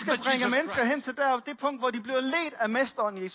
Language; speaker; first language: Danish; native; Danish